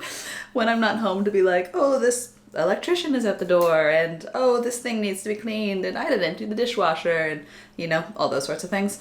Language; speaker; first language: English; native; English